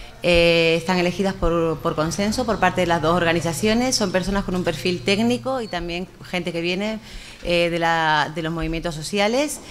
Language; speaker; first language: Spanish; native; Spanish